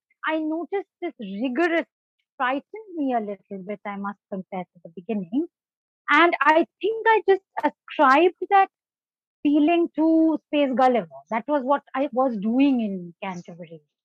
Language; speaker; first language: English; non-native, local second language; Bangla